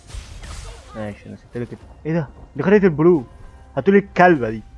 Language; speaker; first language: Arabic; native; Arabic